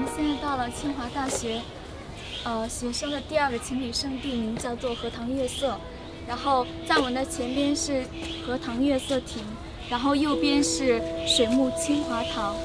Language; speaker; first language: Chinese; native; Chinese